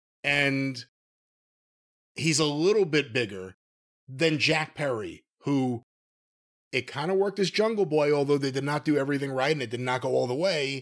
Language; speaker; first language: English; native; English